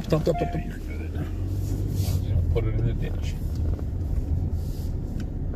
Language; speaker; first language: English; native; English